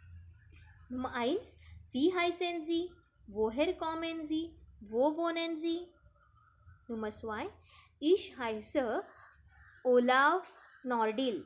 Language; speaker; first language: German; non-native, fluent; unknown